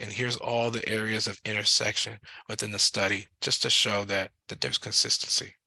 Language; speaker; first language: English; native; English